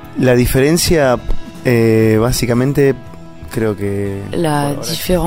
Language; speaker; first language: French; non-native, learner; Spanish